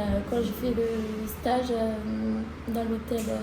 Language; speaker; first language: French; non-native, learner; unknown